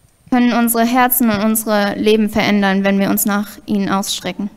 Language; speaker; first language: German; native; German